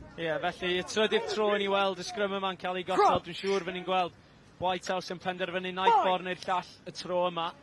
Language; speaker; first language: Welsh; native; Welsh